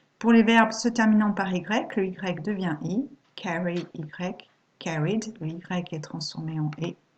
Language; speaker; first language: French; native; French